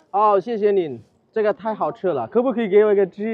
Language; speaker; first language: Chinese; non-native, fluent; Bangla